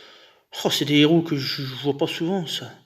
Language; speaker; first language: French; native; French